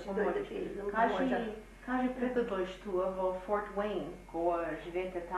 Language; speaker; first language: Macedonian; early bilingual, heritage; Macedonian